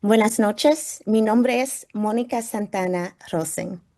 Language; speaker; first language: Spanish; early bilingual, heritage; Spanish